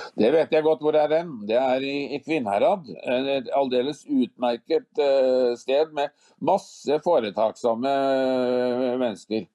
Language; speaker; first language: Norwegian; native; Norwegian